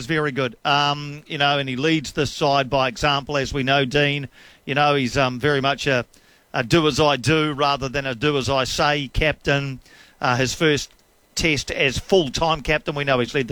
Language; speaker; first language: English; native; English